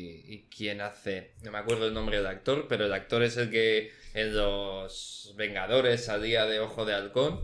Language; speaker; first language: Spanish; native; Spanish